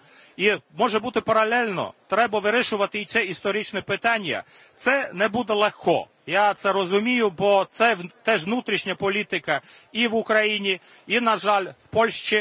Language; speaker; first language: Ukrainian; non-native, fluent; Latvian